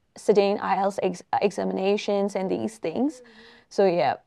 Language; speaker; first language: English; non-native, fluent; Burmese